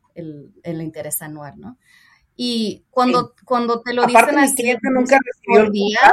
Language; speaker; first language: Spanish; early bilingual, heritage; Spanish